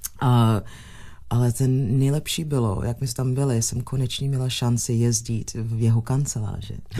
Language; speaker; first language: Czech; non-native, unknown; English